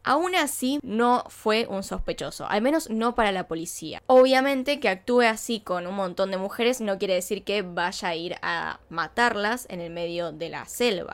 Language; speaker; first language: Spanish; native; Spanish